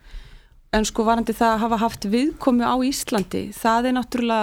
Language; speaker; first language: Icelandic; native; Icelandic